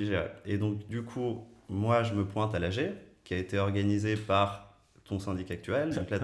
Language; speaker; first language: French; native; French